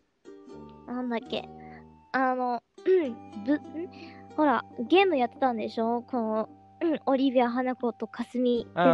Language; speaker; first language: Japanese; non-native, learner; Filipino